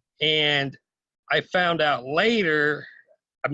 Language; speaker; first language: English; native; English